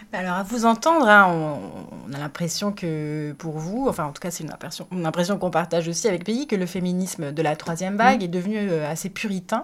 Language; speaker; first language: French; native; French